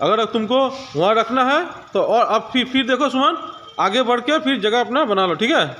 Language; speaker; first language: Hindi; non-native, local second language; Bangla